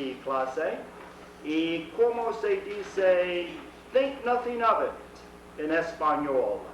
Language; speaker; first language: Spanish; non-native, fluent; English